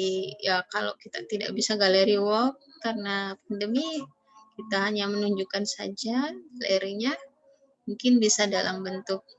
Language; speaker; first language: Indonesian; native; Indonesian